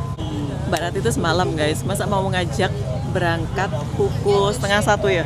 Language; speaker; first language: Indonesian; native; Indonesian